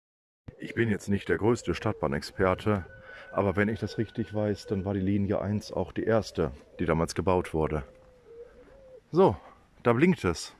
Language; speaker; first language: German; native; German